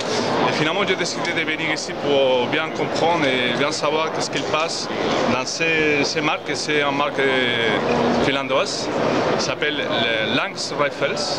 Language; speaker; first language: French; non-native, fluent; Spanish